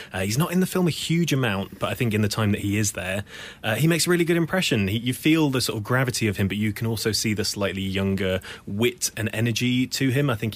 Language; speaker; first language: English; native; English